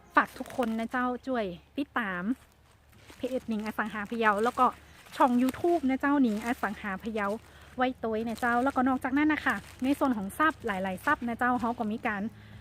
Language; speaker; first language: Thai; native; Thai